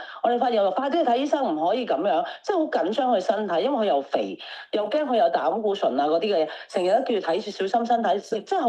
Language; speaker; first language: Cantonese; native; Cantonese